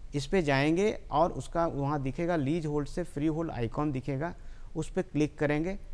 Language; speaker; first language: Hindi; native; Hindi